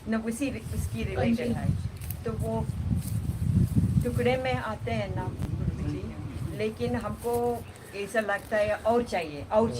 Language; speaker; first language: Hindi; non-native, local second language; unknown